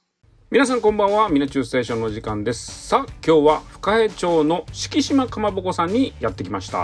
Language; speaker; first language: Japanese; native; Japanese